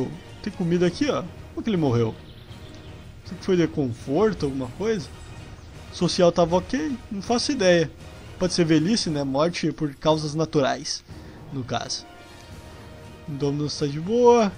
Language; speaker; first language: Portuguese; native; Portuguese